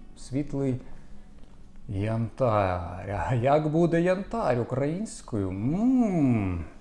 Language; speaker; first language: Ukrainian; non-native, local second language; Russian